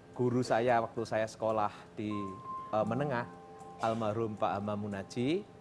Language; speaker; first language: Indonesian; non-native, local second language; Javanese